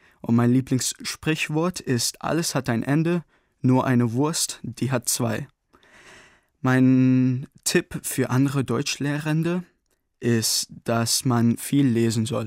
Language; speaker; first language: German; non-native, learner; English